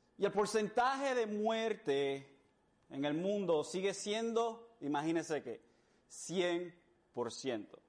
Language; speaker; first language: Spanish; early bilingual, heritage; Spanish